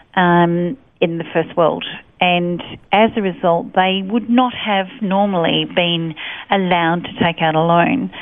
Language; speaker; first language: English; native; English